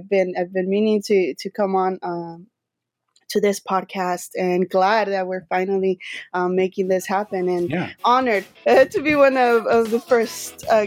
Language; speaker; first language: English; native; English